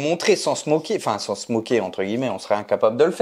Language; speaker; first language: French; native; French